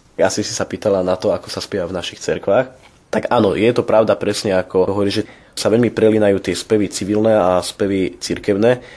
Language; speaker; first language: Slovak; non-native, local second language; Rusyn